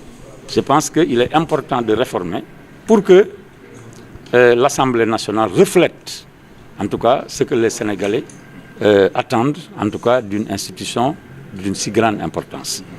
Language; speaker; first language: French; non-native, local second language; Wolof